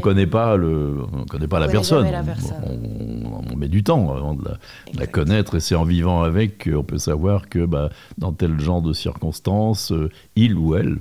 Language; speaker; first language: French; native; French